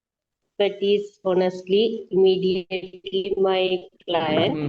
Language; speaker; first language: English; non-native, learner; Sinhala